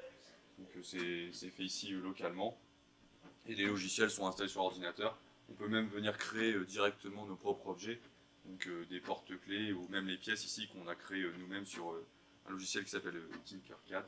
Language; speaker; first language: French; native; French